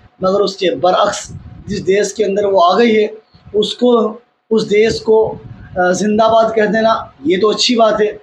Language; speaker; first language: Hindi; native; Hindi